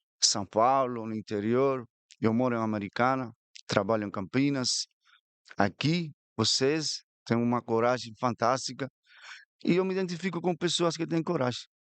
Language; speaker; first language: Portuguese; non-native, fluent; Spanish